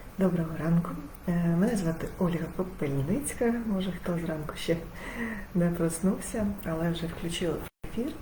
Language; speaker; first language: Ukrainian; non-native, local second language; Russian